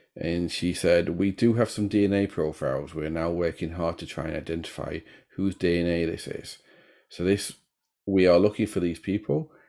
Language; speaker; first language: English; native; English